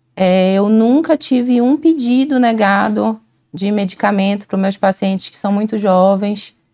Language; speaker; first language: Portuguese; native; Portuguese